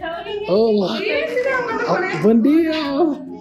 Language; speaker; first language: Spanish; non-native, learner; English